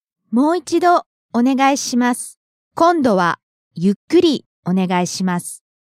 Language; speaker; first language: Japanese; native; Japanese